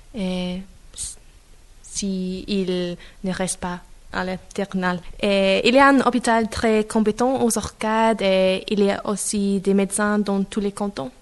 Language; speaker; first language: French; non-native, learner; English